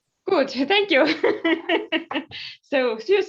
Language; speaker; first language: English; non-native, fluent; Estonian